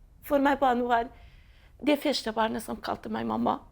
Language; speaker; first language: Norwegian; non-native, fluent; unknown